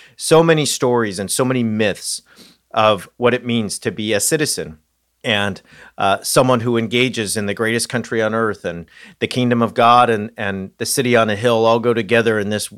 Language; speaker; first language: English; native; English